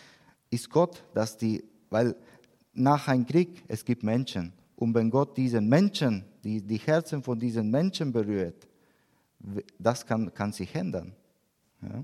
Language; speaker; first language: German; non-native, learner; Spanish